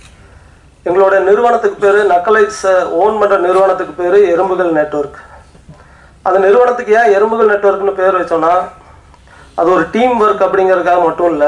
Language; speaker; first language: Tamil; native; Tamil